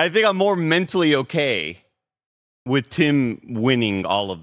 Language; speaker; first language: English; native; English